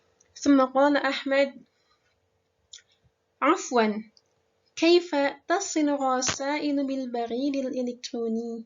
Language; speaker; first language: Arabic; non-native, fluent; Indonesian